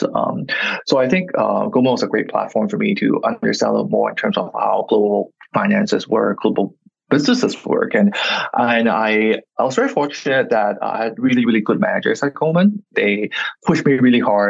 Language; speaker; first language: English; non-native, local second language; Cantonese